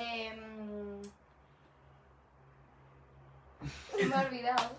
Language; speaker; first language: French; non-native, learner; Spanish